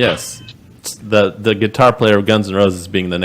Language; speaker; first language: English; native; English